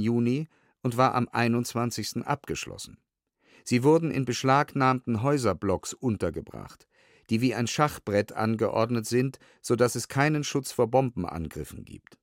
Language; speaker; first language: German; native; German